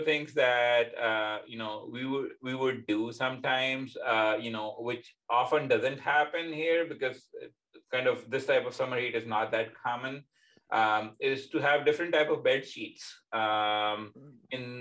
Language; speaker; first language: English; non-native, local second language; Urdu